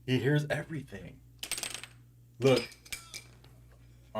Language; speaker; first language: English; native; English